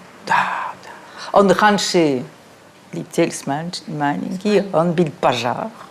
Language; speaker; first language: Russian; early bilingual, heritage; Russian